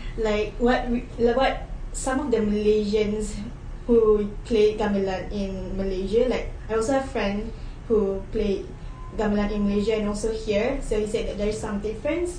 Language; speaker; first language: English; non-native, local second language; Malay